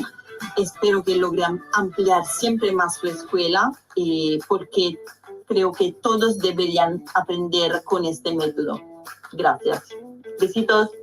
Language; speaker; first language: Spanish; non-native, learner; Italian